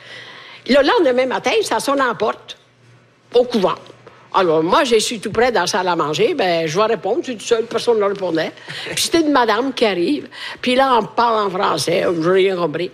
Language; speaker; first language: French; native; French